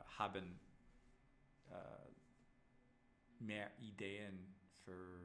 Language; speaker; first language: German; non-native, learner; English